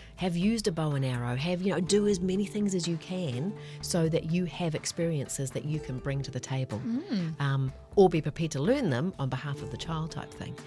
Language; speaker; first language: English; native; English